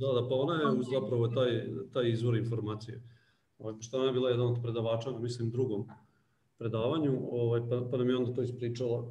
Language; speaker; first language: Serbian; native; Serbian